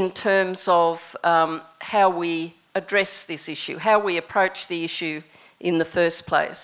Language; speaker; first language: English; native; English